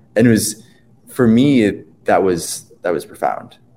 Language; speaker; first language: English; native; English